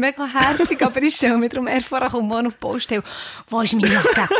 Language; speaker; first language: German; native; German